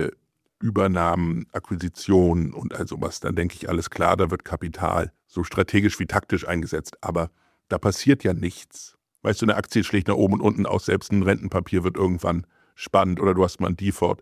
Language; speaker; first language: German; native; German